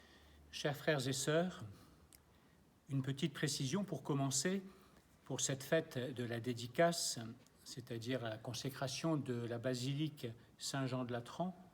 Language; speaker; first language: French; native; French